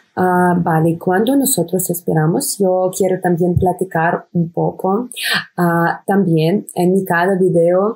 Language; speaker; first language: Spanish; non-native, fluent; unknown